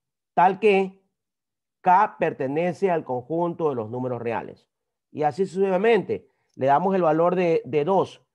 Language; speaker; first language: Spanish; native; Spanish